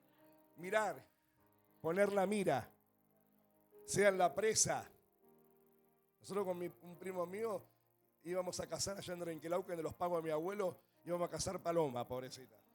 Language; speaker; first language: Spanish; native; Spanish